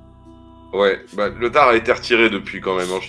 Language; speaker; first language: French; native; French